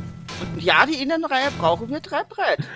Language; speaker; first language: German; native; German